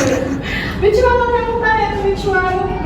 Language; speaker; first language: English; non-native, learner; Indonesian